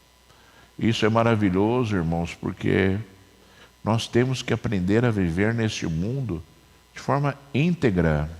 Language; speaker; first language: Portuguese; native; Portuguese